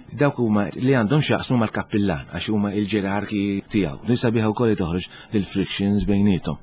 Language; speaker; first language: Maltese; early bilingual, heritage; Italian